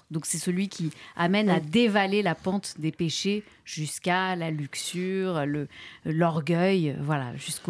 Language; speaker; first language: French; native; French